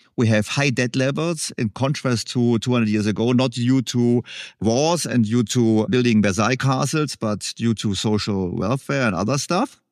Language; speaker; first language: English; non-native, fluent; German